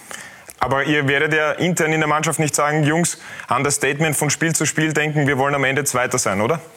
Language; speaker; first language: German; native; German